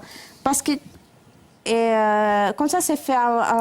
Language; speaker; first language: French; non-native, learner; Spanish